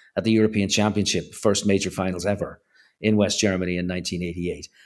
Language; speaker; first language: English; native; English